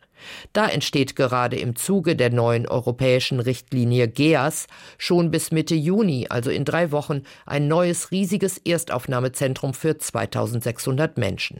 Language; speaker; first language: German; native; German